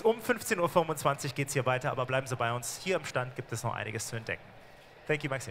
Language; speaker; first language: German; native; German